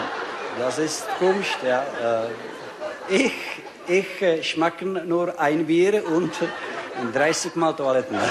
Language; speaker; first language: German; non-native, learner; Czech